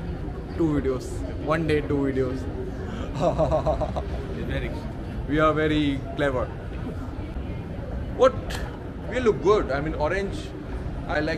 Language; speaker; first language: English; non-native, local second language; Hindi